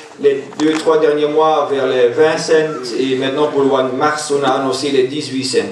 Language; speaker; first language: French; non-native, local second language; German